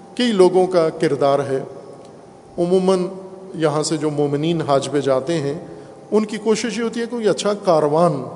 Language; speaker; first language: Urdu; non-native, local second language; Punjabi